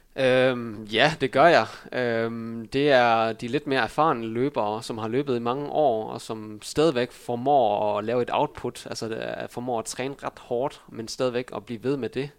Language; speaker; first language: Danish; early bilingual, other home language; Vietnamese